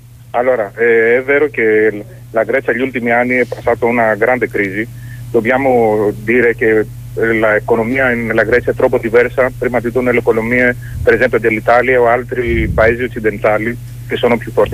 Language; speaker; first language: Italian; non-native, fluent; Greek